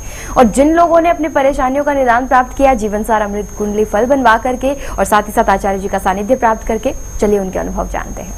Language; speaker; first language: Hindi; native; Hindi